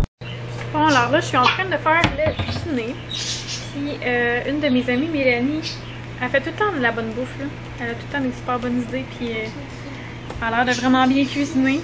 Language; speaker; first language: French; native; French